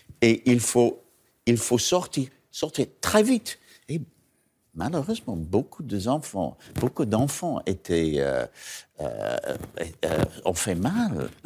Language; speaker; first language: French; non-native, learner; English